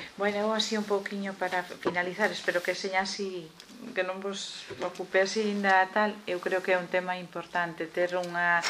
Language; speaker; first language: Galician; native; Galician